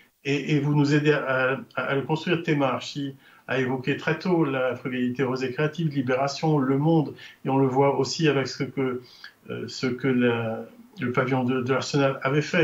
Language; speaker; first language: French; native; French